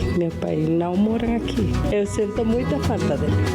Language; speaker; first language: Portuguese; non-native, learner; Spanish